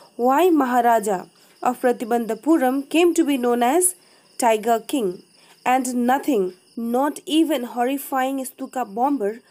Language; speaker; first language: English; non-native, local second language; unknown